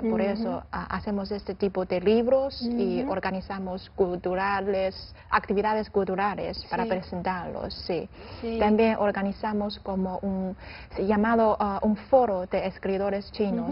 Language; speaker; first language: Spanish; non-native, fluent; Chinese